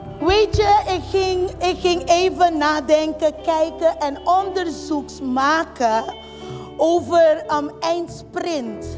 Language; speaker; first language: Dutch; non-native, fluent; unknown